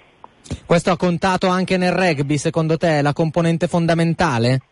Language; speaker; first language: Italian; native; Italian